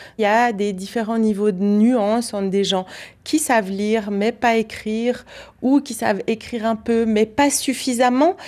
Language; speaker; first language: French; native; French